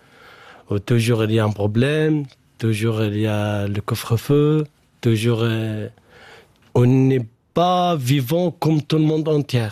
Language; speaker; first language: French; non-native, learner; Arabic